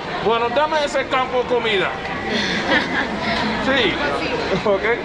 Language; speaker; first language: Spanish; non-native, learner; English